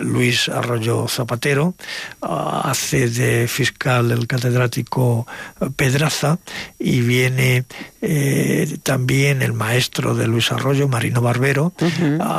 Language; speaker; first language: Spanish; native; Spanish